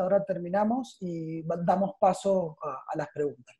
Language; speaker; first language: Spanish; native; Spanish